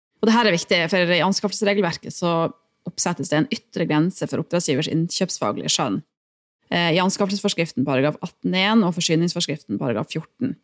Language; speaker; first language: Norwegian; native; Norwegian